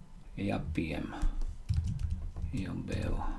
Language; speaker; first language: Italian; non-native, learner; Slovak